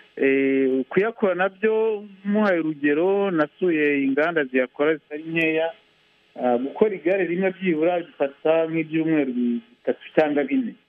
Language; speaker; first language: Kinyarwanda; early bilingual, heritage; Kinyarwanda